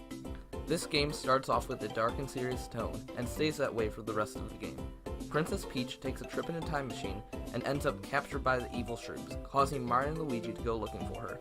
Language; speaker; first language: English; native; English